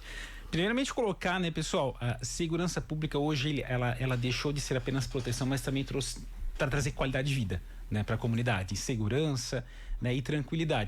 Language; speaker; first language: Portuguese; native; Portuguese